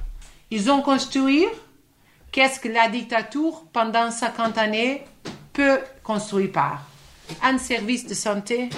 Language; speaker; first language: French; non-native, fluent; Portuguese